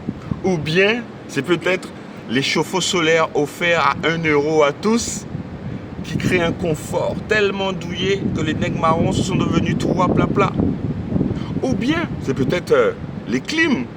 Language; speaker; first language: French; native; French